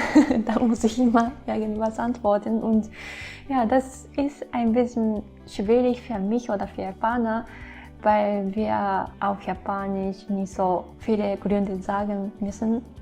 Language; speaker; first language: German; non-native, fluent; Japanese